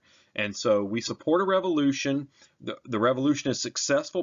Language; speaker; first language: English; native; English